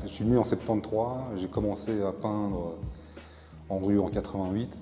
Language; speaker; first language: French; native; French